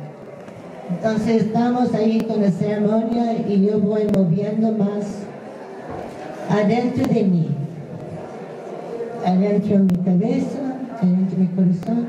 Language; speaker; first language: Spanish; non-native, fluent; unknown